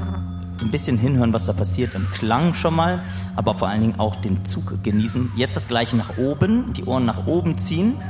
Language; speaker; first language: German; native; German